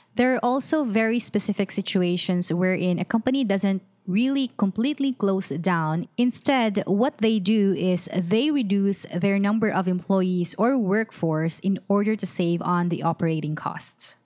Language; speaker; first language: English; non-native, local second language; Filipino